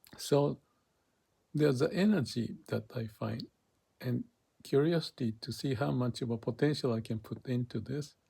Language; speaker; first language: English; non-native, fluent; Japanese